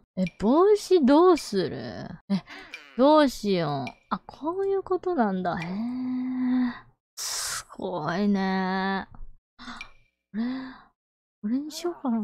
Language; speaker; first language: Japanese; native; Japanese